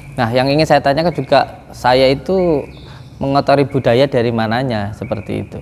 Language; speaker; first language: Indonesian; native; Indonesian